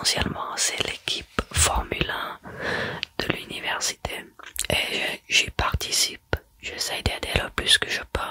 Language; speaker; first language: French; early bilingual, heritage; French